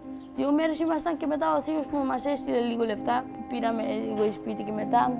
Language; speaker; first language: Greek; early bilingual, other home language; Persian